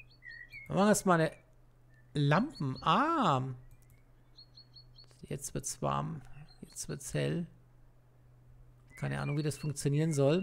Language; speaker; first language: German; native; German